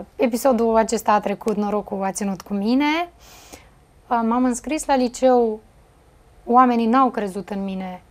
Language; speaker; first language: Romanian; native; Romanian